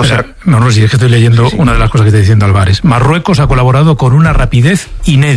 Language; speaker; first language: Spanish; native; Spanish